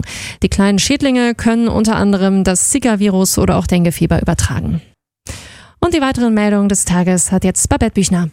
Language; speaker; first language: German; native; German